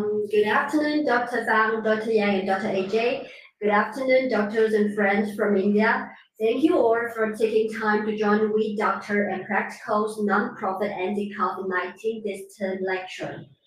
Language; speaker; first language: English; non-native, fluent; Chinese